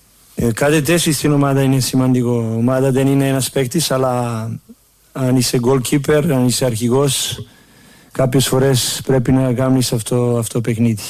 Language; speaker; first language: Greek; non-native, fluent; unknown